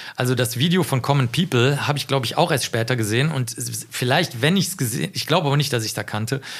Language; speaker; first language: German; native; German